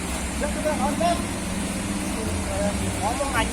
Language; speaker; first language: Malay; non-native, local second language; Sundanese